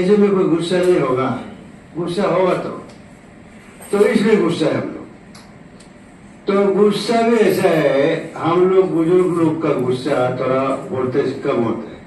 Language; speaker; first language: Hindi; non-native, local second language; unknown